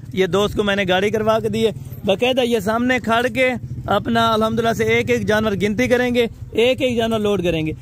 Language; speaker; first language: Urdu; non-native, local second language; Saraiki